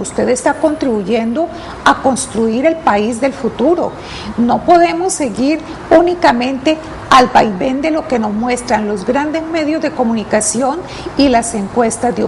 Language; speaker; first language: Spanish; native; Spanish